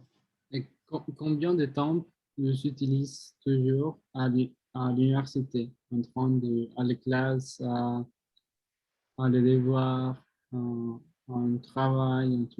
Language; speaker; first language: French; non-native, learner; Spanish